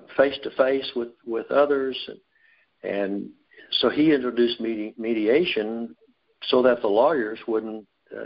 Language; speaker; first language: English; native; English